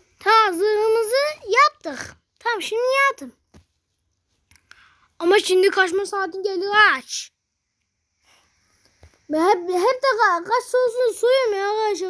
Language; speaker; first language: Turkish; native; Turkish